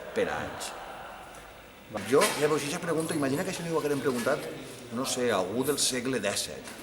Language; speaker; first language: Catalan; native; Catalan